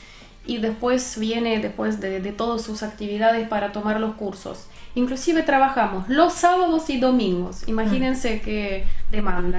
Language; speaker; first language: Spanish; non-native, fluent; Russian